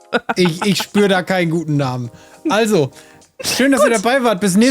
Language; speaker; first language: German; native; German